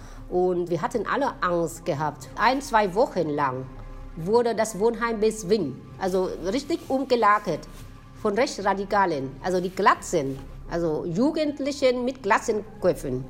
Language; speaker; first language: German; non-native, fluent; Vietnamese